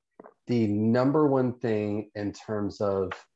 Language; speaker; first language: English; native; English